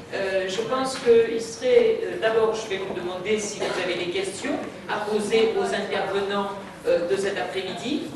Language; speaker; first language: French; native; French